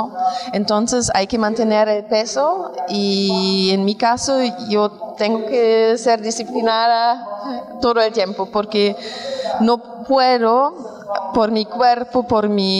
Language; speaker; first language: Spanish; non-native, fluent; German